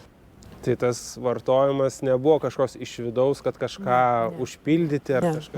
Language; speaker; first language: Lithuanian; native; Lithuanian